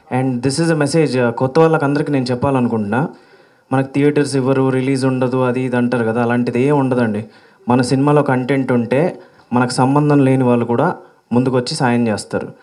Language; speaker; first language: Telugu; native; Telugu